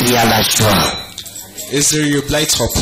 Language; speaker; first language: Dutch; non-native, fluent; French